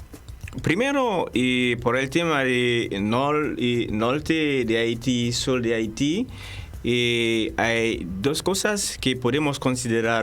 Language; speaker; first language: Spanish; non-native, fluent; Haitian Creole